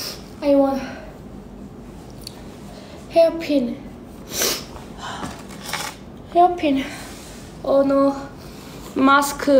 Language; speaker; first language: English; non-native, learner; Korean